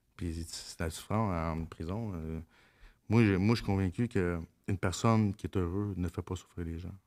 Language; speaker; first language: French; native; French